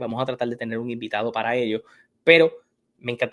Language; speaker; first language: Spanish; native; Spanish